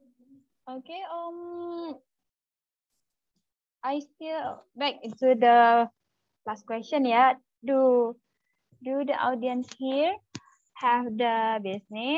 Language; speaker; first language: English; non-native, learner; Malay